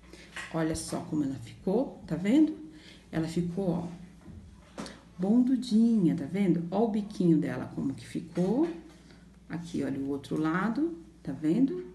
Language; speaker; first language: Portuguese; native; Portuguese